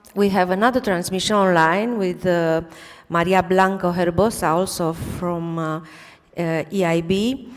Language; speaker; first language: English; non-native, fluent; Romanian